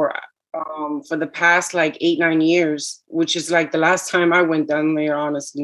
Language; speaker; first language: English; early bilingual, other home language; Spanish